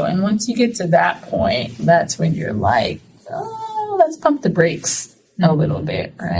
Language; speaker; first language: English; native; English